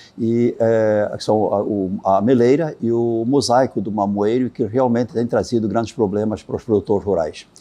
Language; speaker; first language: Portuguese; native; Portuguese